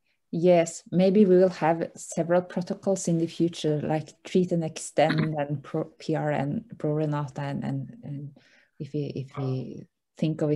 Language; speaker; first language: English; non-native, fluent; Norwegian